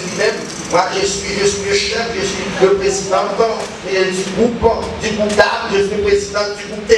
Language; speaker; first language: French; non-native, learner; Haitian Creole